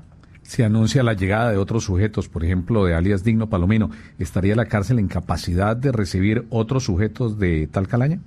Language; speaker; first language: Spanish; native; Spanish